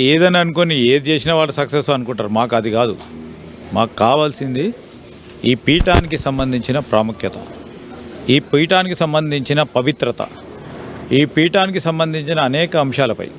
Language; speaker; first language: Telugu; native; Telugu